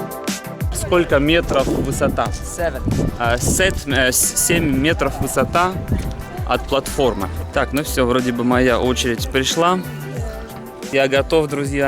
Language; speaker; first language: Russian; native; Russian